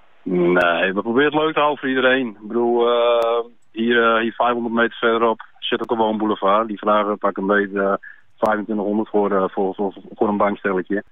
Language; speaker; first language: Dutch; native; Dutch